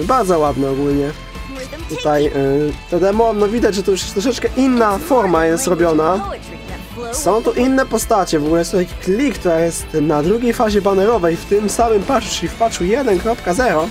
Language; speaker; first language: Polish; native; Polish